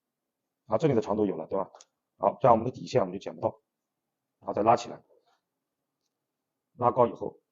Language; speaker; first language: Chinese; native; Chinese